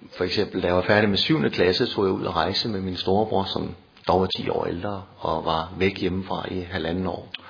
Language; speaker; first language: Danish; native; Danish